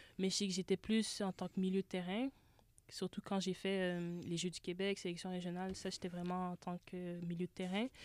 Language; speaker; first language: French; native; French